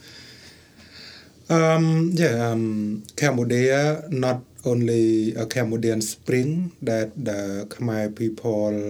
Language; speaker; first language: English; non-native, learner; Khmer